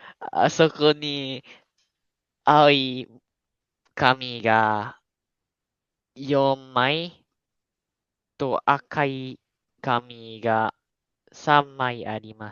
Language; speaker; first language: Japanese; non-native, learner; Malay